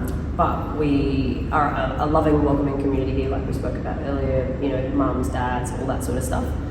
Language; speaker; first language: English; native; English